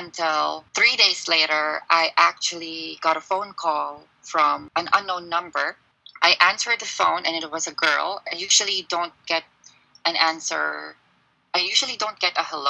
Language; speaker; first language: English; non-native, local second language; Filipino